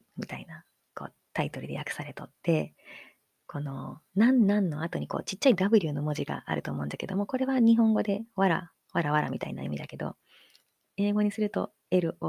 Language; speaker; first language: Japanese; native; Japanese